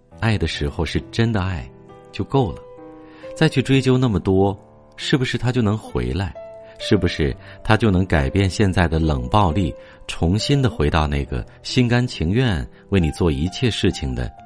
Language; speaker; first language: Chinese; native; Chinese